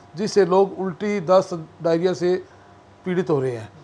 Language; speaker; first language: Hindi; native; Hindi